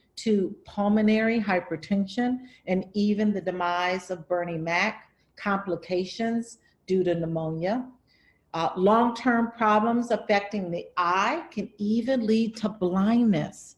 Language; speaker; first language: English; native; English